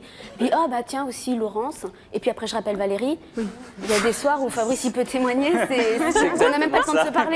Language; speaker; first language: French; native; French